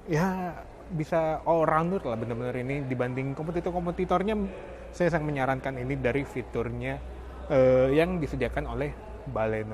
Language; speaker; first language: Indonesian; native; Indonesian